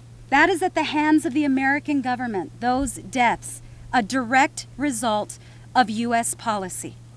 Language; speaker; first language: English; early bilingual, other home language; Spanish